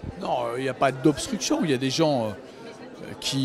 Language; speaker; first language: French; native; French